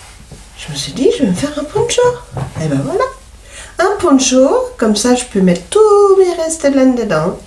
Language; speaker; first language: French; native; French